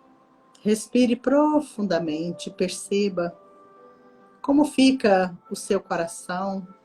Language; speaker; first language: Portuguese; native; Portuguese